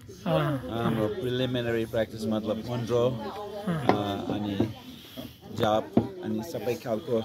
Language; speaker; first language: Nepali; non-native, fluent; English